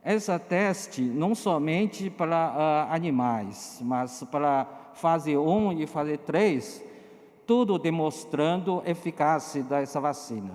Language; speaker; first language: Portuguese; non-native, learner; Chinese